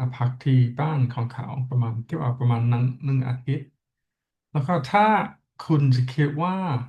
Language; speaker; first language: Thai; non-native, learner; English